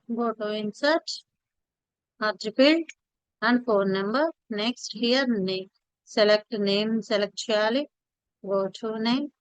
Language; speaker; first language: English; non-native, local second language; Telugu